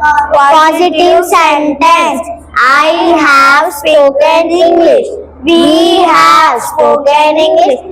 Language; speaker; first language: English; non-native, learner; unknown